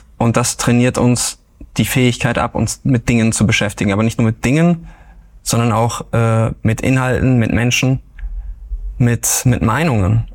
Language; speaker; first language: German; native; German